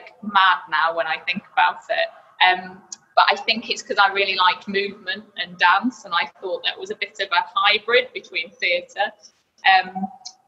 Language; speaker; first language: English; native; English